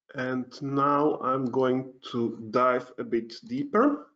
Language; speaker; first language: English; non-native, fluent; Slovak